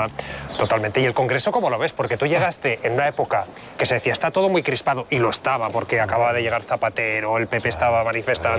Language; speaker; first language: Spanish; native; Spanish